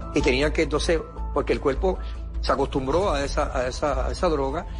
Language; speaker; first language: Spanish; native; Spanish